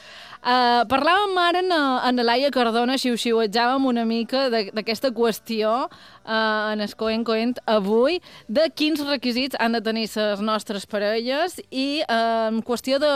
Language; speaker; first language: Catalan; native; Catalan